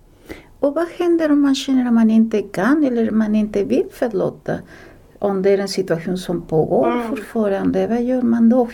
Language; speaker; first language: Swedish; non-native, fluent; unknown